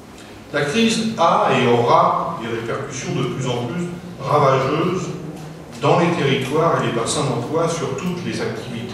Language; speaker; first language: French; native; French